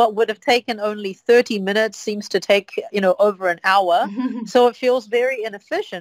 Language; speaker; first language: English; native; English